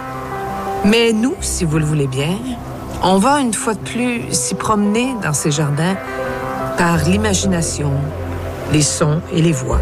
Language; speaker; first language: French; native; French